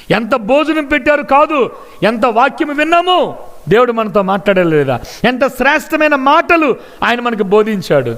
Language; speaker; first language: Telugu; non-native, local second language; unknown